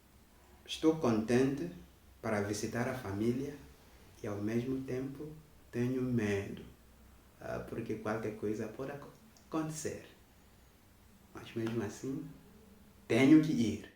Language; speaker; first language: Portuguese; non-native, fluent; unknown